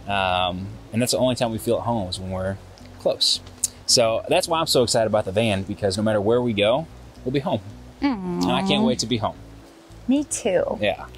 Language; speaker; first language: English; native; English